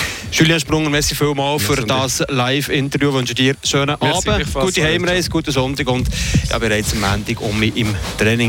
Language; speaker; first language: German; native; German